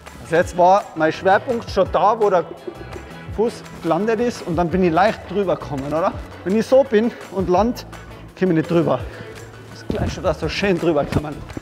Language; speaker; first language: German; native; German